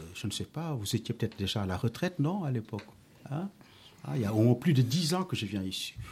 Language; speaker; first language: French; non-native, local second language; Wolof